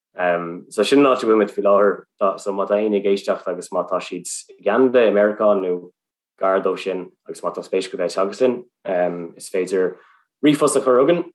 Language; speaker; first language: Irish; non-native, local second language; English